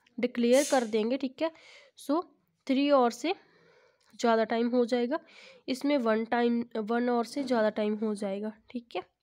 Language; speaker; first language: Hindi; non-native, local second language; Punjabi